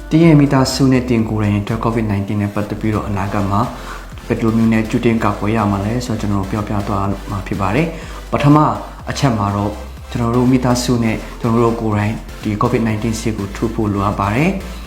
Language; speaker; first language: Burmese; non-native, local second language; Hakha Chin